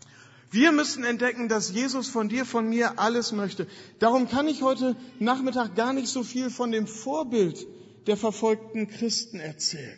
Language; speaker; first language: German; native; German